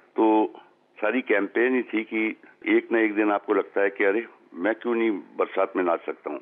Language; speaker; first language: Hindi; native; Hindi